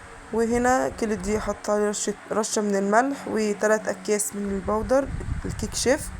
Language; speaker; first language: Arabic; native; Arabic